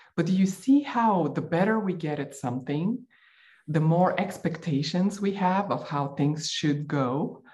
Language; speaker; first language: English; non-native, fluent; Bulgarian